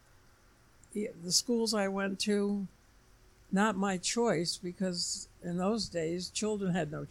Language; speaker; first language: English; native; English